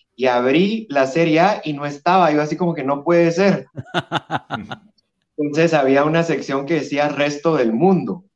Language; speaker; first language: Spanish; native; Spanish